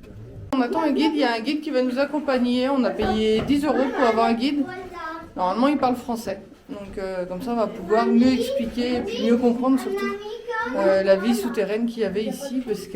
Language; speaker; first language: French; native; French